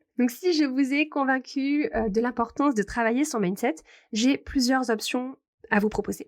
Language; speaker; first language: French; native; French